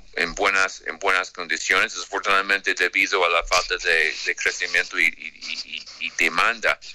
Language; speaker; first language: Spanish; non-native, fluent; English